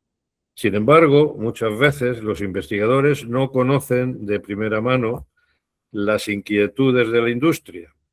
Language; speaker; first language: Spanish; native; Spanish